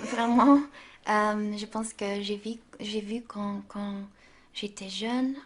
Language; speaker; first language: French; non-native, local second language; Dutch